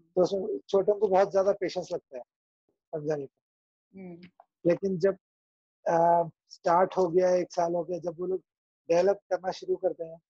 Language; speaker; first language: Hindi; non-native, local second language; Urdu